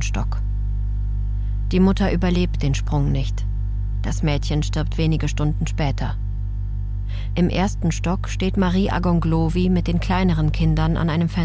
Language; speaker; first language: German; native; German